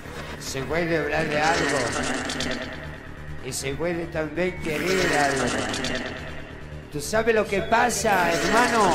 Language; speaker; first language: Spanish; non-native, learner; Italian